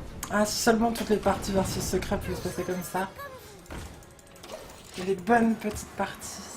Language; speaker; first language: French; native; French